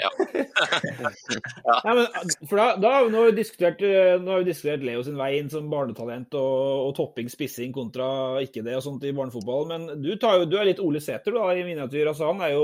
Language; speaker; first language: Norwegian; native; Norwegian